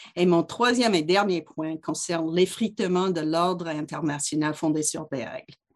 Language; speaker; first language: French; non-native, local second language; English